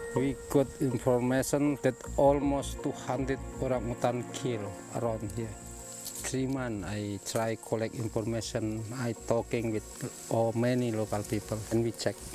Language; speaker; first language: English; non-native, learner; Indonesian